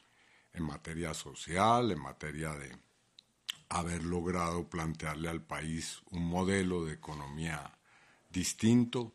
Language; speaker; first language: Spanish; native; Spanish